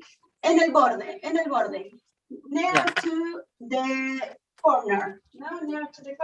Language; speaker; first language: English; non-native, learner; Spanish